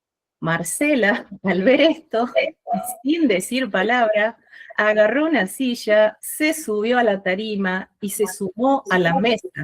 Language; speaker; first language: Spanish; native; Spanish